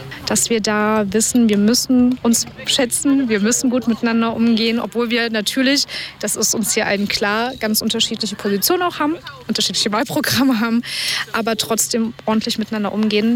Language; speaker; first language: German; native; German